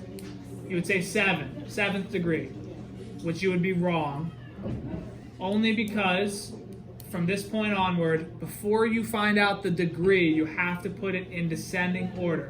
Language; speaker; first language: English; native; English